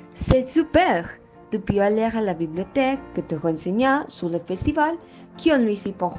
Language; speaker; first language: French; non-native, learner; Spanish